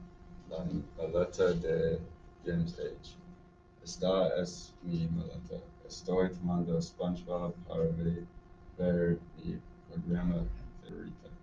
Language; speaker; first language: Spanish; non-native, learner; English